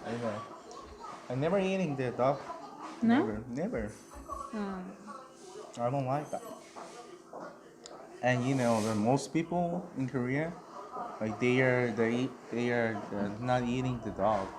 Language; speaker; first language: English; non-native, learner; Korean